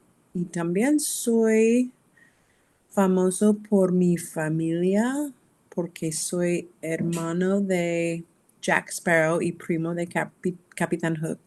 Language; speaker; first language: Spanish; non-native, learner; English